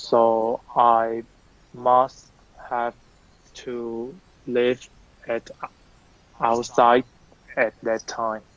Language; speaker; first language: English; non-native, learner; Chinese